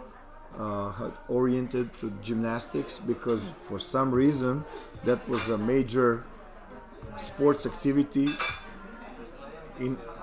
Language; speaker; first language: English; non-native, fluent; Serbian